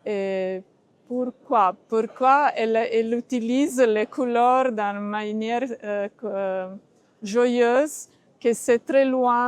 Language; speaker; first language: French; non-native, learner; Italian